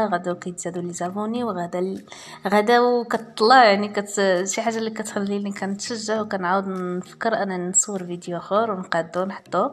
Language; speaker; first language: Arabic; native; Arabic